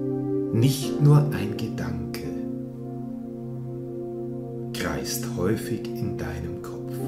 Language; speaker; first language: German; native; German